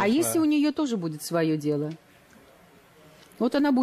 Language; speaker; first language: Russian; native; Russian